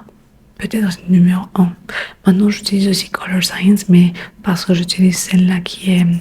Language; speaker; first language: French; non-native, learner; Spanish